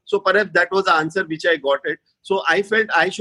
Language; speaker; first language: English; non-native, local second language; Marathi